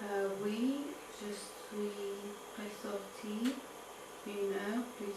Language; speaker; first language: French; non-native, learner; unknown